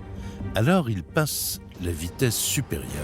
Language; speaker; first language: French; native; French